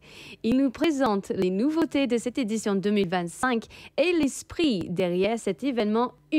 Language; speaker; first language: French; native; French